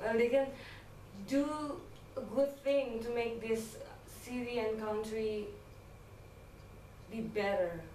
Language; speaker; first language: English; non-native, learner; Indonesian